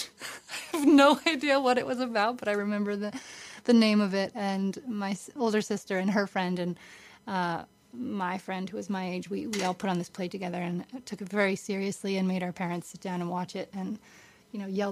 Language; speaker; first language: English; native; English